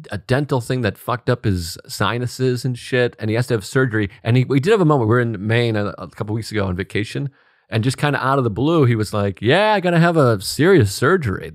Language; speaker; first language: English; native; English